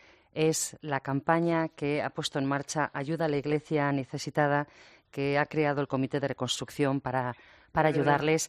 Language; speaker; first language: Spanish; native; Spanish